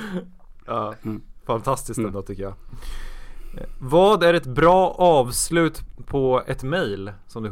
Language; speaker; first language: Swedish; native; Swedish